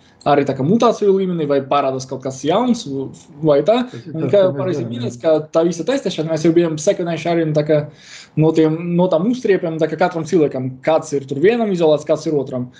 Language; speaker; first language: Latvian; non-native, local second language; Russian